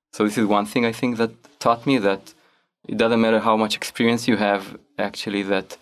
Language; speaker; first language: English; non-native, fluent; Hebrew